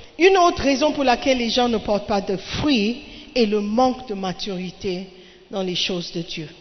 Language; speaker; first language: French; non-native, fluent; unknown